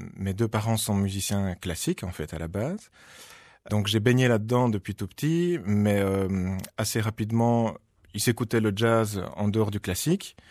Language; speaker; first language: French; early bilingual, other home language; Polish